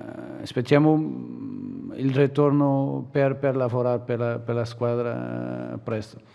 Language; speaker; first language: Italian; non-native, fluent; Portuguese